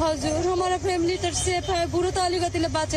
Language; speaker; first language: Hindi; non-native, learner; Nepali